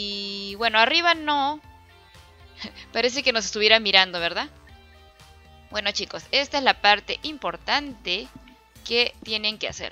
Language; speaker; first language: Spanish; native; Spanish